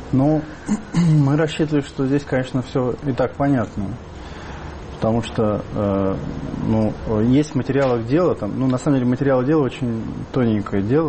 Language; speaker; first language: Russian; native; Russian